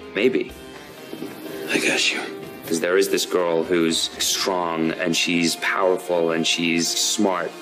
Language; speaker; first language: English; native; English